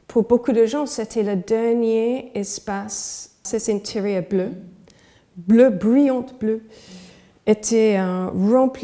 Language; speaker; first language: French; non-native, fluent; English